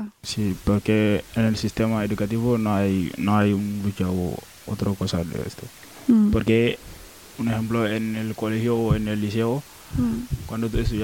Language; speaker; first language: Spanish; non-native, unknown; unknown